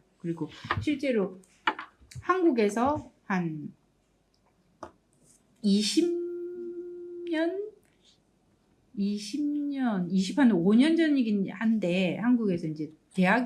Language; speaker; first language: Korean; native; Korean